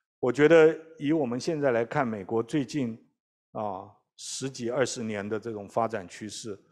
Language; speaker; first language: Chinese; native; Chinese